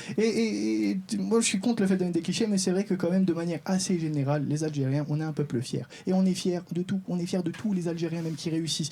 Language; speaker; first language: French; non-native, local second language; Arabic